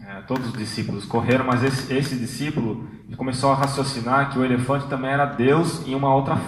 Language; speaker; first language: Portuguese; native; Portuguese